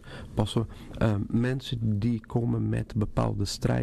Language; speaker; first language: Dutch; non-native, fluent; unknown